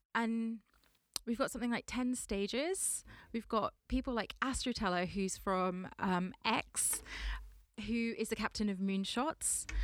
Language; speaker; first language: English; native; English